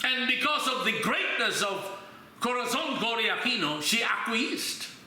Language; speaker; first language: English; non-native, local second language; Filipino